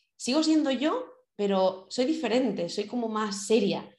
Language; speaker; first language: Spanish; native; Spanish